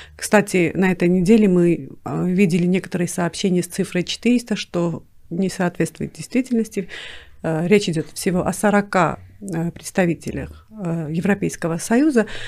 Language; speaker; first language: Russian; non-native, local second language; Armenian